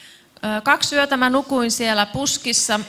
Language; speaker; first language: Finnish; native; Finnish